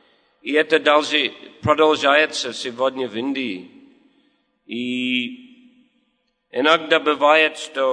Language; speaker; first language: Russian; non-native, fluent; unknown